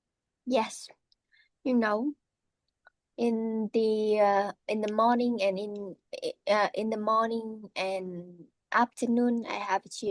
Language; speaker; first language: English; non-native, learner; Vietnamese